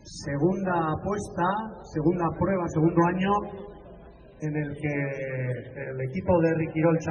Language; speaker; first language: Spanish; native; Spanish